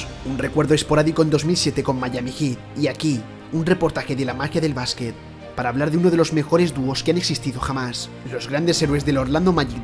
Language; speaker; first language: Spanish; native; Spanish